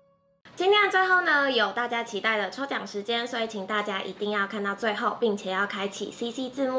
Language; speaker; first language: Chinese; native; Chinese